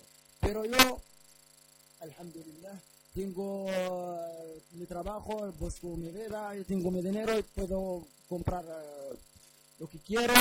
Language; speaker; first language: Spanish; non-native, learner; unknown